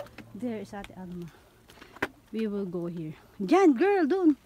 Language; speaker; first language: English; non-native, learner; Filipino